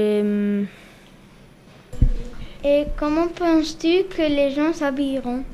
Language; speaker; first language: French; early bilingual, heritage; French